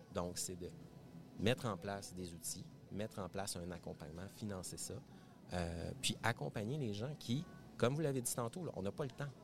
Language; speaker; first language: French; native; French